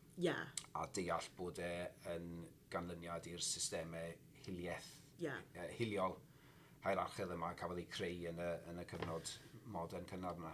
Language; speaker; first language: Welsh; native; Welsh